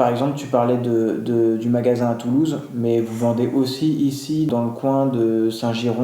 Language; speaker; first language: French; native; French